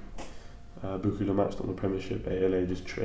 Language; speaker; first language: French; non-native, learner; English